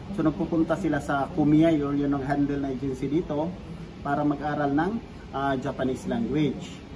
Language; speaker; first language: Filipino; native; Filipino